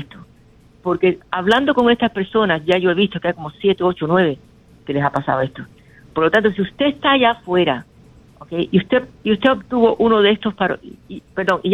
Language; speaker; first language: Spanish; native; Spanish